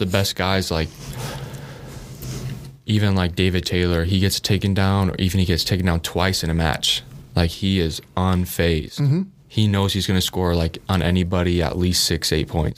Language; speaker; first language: English; native; English